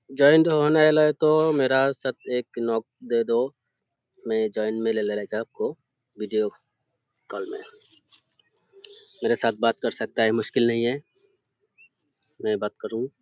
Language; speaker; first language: Hindi; non-native, learner; Bangla